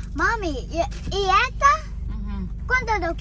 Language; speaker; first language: Spanish; early bilingual, heritage; Spanish